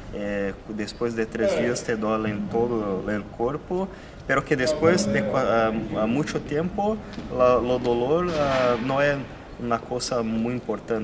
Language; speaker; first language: Spanish; non-native, fluent; Italian